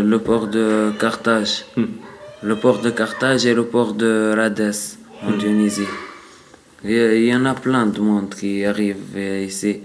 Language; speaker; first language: French; non-native, learner; Arabic